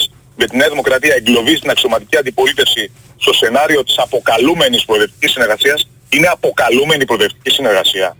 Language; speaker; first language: Greek; native; Greek